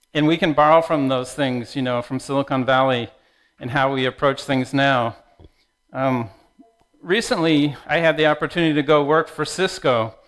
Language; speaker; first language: English; native; English